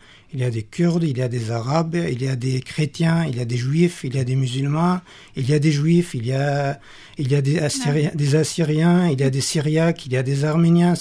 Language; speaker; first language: French; non-native, fluent; Kurdish